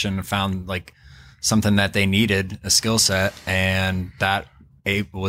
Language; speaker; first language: English; native; English